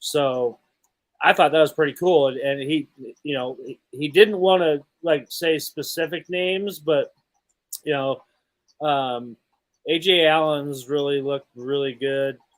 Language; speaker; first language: English; native; English